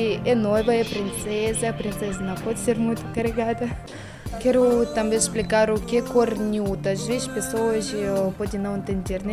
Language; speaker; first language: Portuguese; non-native, learner; Russian